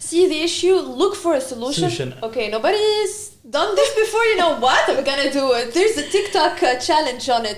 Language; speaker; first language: English; non-native, fluent; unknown